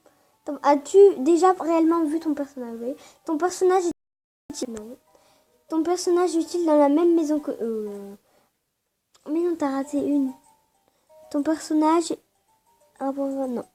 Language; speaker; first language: French; native; French